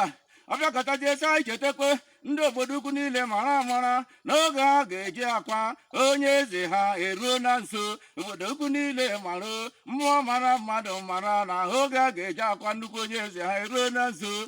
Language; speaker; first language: Igbo; native; Igbo